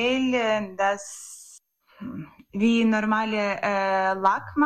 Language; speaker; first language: German; non-native, learner; Ukrainian